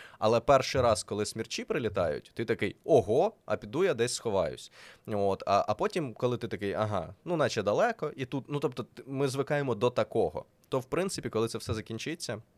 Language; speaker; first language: Ukrainian; non-native, local second language; Russian